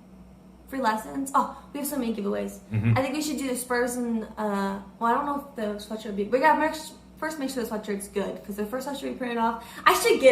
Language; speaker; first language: English; native; English